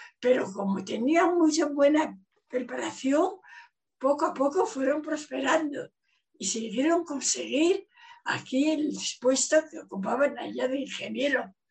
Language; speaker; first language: Spanish; native; Spanish